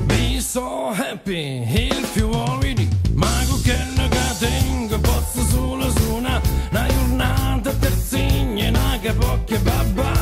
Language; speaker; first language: Italian; native; Italian